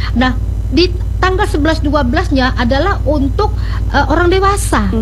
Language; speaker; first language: Indonesian; native; Indonesian